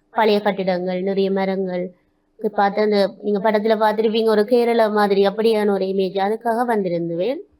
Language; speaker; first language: Tamil; native; Tamil